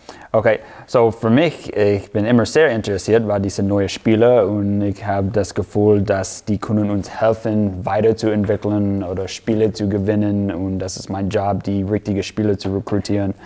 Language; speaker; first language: German; non-native, fluent; English